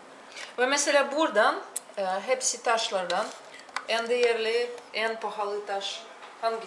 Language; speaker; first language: Turkish; non-native, learner; Russian